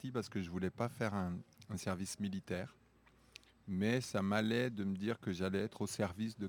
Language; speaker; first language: French; native; French